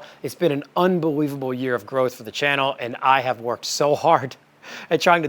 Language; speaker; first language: English; native; English